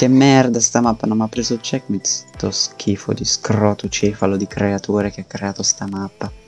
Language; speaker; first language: Italian; native; Italian